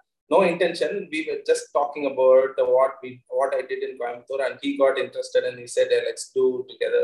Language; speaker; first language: English; non-native, local second language; Tamil